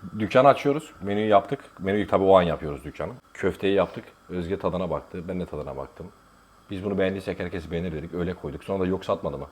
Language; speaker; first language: Turkish; native; Turkish